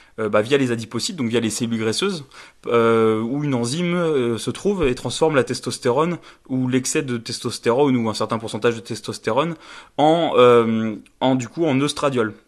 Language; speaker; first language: French; native; French